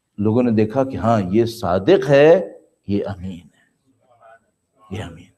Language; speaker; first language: Urdu; native; Urdu